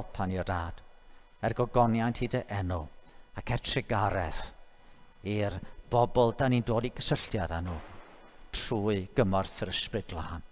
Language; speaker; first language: Welsh; native; Welsh